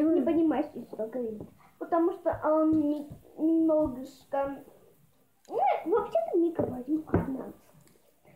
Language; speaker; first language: Russian; early bilingual, heritage; Russian